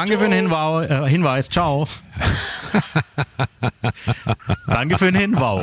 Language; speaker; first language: German; native; German